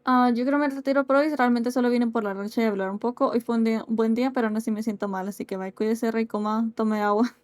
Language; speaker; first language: Spanish; early bilingual, heritage; Spanish